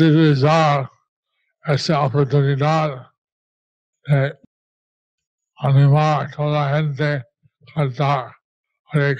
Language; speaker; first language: Spanish; non-native, learner; English